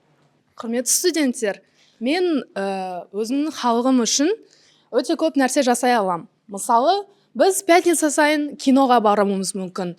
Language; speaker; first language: Kazakh; non-native, local second language; Russian